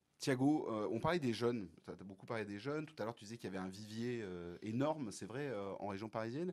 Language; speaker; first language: French; native; French